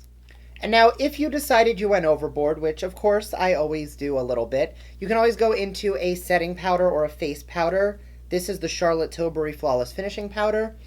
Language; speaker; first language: English; native; English